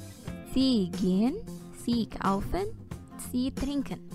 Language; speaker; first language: German; non-native, fluent; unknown